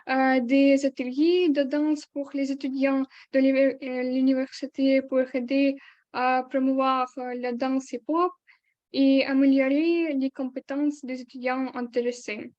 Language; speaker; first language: French; non-native, learner; Ukrainian